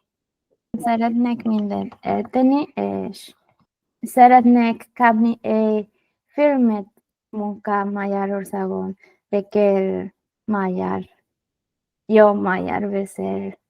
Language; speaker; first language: Hungarian; non-native, learner; Spanish